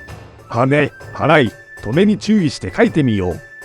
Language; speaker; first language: Japanese; native; Japanese